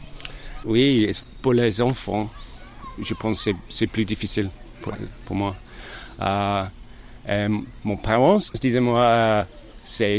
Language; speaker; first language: French; non-native, learner; English